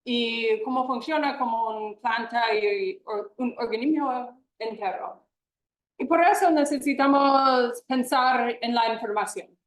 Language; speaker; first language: Spanish; non-native, fluent; English